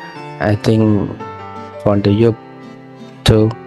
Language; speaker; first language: English; non-native, learner; Indonesian